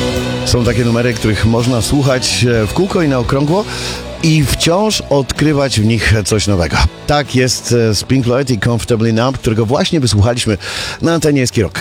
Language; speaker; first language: Polish; native; Polish